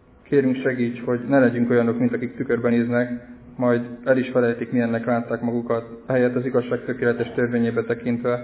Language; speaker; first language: Hungarian; native; Hungarian